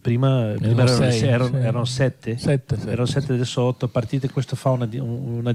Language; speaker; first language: Italian; non-native, fluent; Portuguese